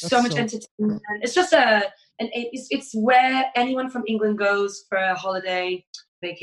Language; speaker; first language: English; native; English